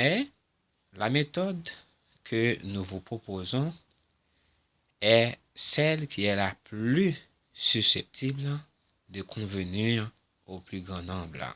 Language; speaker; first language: French; non-native, local second language; Haitian Creole